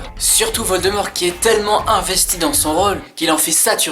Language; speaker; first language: French; native; French